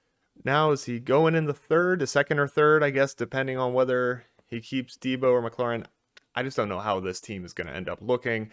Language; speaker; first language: English; native; English